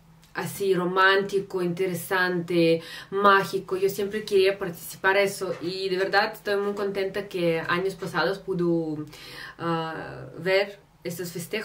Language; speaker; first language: Spanish; non-native, fluent; Russian